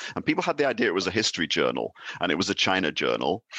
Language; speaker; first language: English; native; English